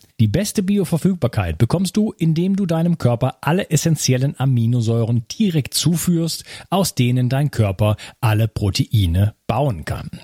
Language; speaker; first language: German; native; German